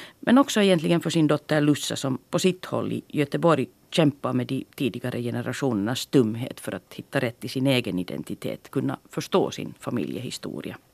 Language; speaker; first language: Swedish; native; Swedish